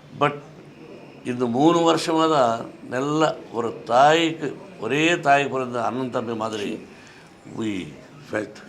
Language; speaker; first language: Tamil; non-native, learner; Telugu